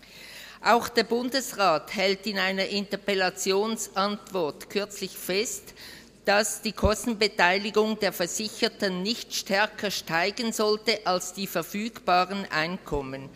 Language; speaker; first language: German; native; German